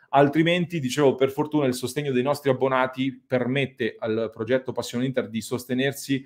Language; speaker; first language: Italian; native; Italian